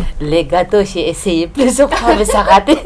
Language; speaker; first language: French; non-native, learner; Tibetan